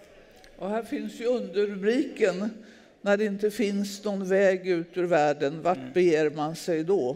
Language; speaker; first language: Swedish; native; Swedish